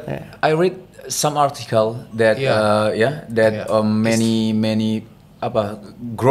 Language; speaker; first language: English; non-native, learner; Indonesian